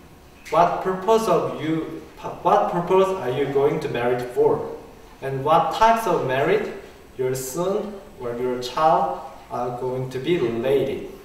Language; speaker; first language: English; non-native, learner; Korean